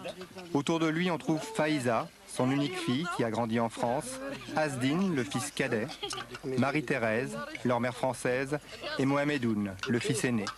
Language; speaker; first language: French; native; French